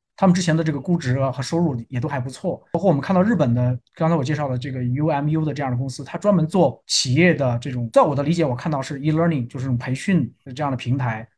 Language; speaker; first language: Chinese; native; Chinese